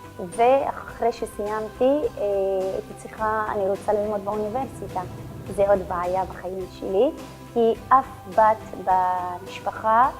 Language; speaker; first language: Hebrew; non-native, local second language; Arabic